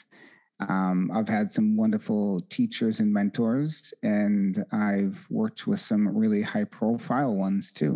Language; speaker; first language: English; native; English